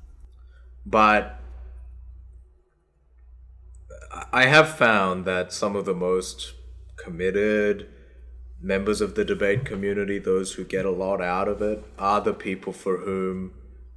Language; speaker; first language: English; early bilingual, other home language; Korean